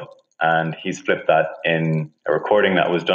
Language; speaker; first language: English; native; English